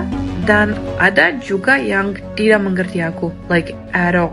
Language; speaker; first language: Indonesian; non-native, fluent; English